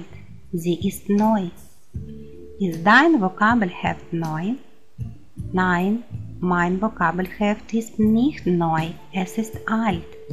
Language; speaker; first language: German; non-native, fluent; Ukrainian